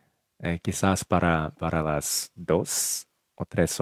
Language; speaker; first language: Spanish; non-native, learner; Russian